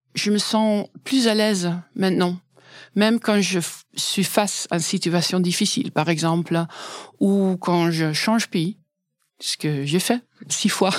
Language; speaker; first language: French; non-native, fluent; Dutch